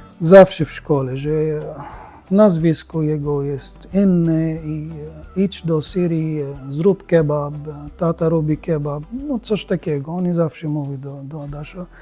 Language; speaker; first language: Polish; non-native, learner; Arabic